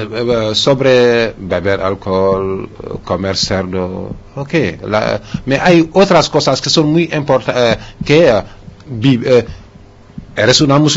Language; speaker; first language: Spanish; non-native, fluent; Wolof